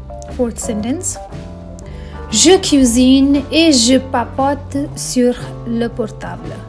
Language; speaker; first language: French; non-native, fluent; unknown